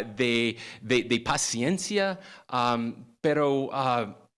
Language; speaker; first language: Spanish; non-native, fluent; English